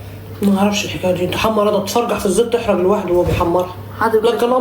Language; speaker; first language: Arabic; native; Arabic